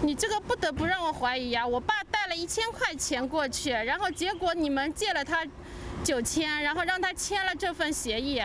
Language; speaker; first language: Chinese; native; Chinese